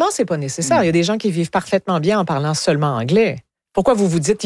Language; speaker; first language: French; native; French